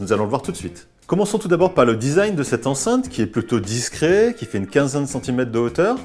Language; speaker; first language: French; native; French